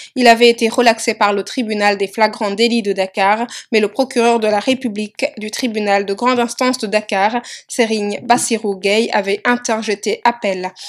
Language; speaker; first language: French; non-native, local second language; Wolof